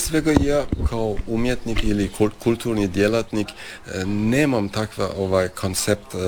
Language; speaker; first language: Croatian; non-native, fluent; Persian